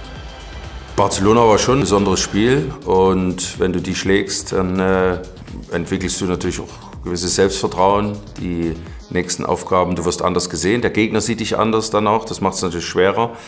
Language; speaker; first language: German; native; German